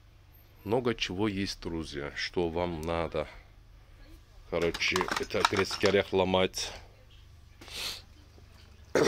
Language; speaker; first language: Russian; non-native, learner; Turkish